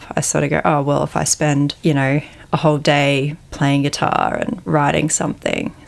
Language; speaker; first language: English; native; English